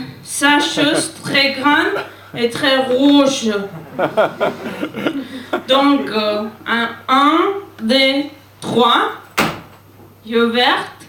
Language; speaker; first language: French; non-native, learner; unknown